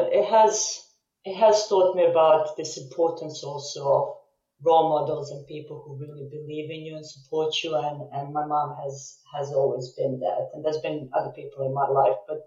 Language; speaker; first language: English; non-native, fluent; Serbian